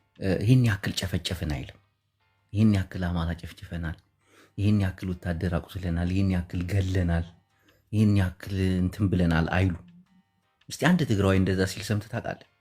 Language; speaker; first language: Amharic; non-native, local second language; Tigrinya